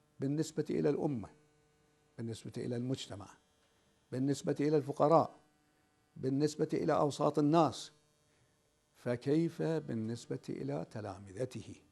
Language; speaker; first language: Arabic; non-native, fluent; Persian